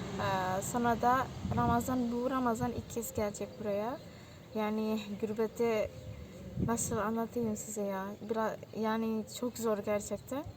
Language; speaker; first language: Turkish; non-native, learner; Indonesian